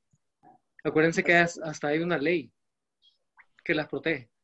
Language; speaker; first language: Spanish; native; Spanish